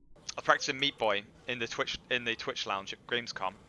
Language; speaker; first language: English; native; English